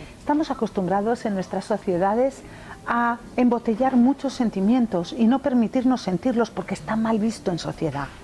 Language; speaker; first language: Spanish; early bilingual, other home language; English